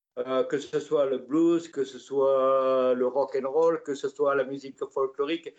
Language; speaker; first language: French; native; French